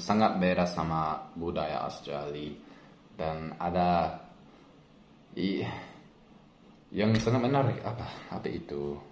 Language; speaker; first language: Indonesian; non-native, learner; English